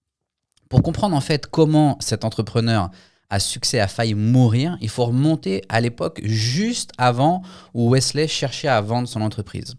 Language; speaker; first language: French; native; French